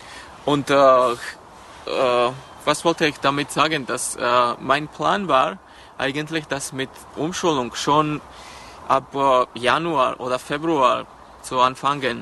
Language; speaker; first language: German; non-native, learner; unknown